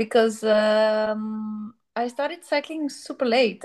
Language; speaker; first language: English; non-native, fluent; French